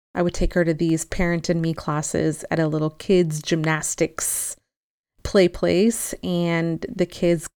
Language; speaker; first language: English; early bilingual, other home language; Spanish